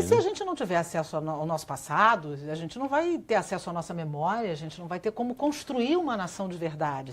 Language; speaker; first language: Portuguese; native; Portuguese